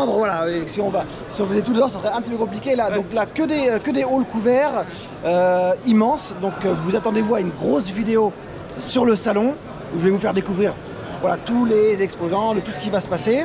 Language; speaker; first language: French; native; French